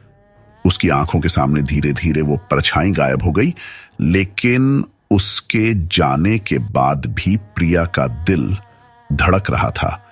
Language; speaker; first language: Hindi; native; Hindi